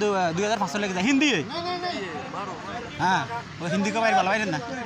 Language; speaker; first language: Hindi; non-native, learner; Bangla